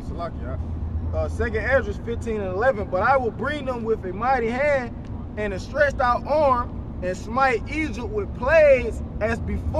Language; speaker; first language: English; native; English